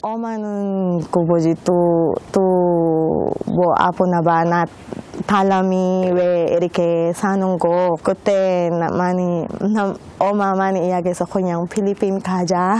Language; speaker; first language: Korean; non-native, learner; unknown